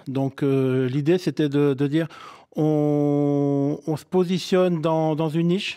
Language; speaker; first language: French; native; French